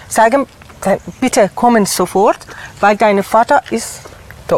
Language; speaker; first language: German; non-native, learner; Persian